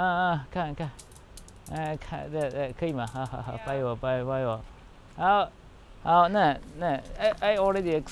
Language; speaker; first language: Chinese; non-native, fluent; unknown